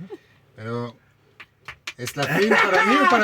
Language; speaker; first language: Spanish; non-native, learner; French